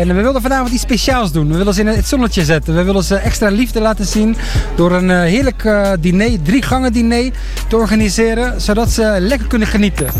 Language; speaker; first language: Dutch; native; Dutch